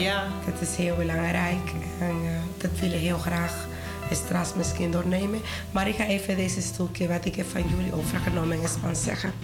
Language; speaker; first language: Dutch; non-native, learner; Spanish